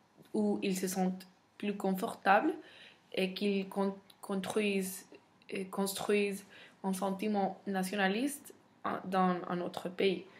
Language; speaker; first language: French; non-native, fluent; Spanish